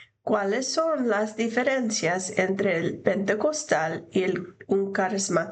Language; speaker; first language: Spanish; non-native, fluent; English